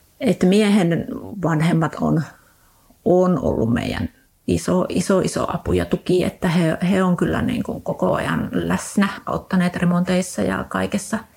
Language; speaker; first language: Finnish; native; Finnish